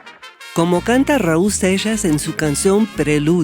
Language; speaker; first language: Spanish; non-native, fluent; English